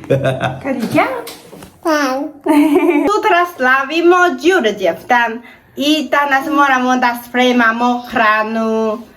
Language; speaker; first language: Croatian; non-native, learner; Chinese